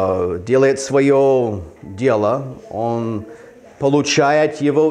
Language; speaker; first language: Russian; non-native, fluent; English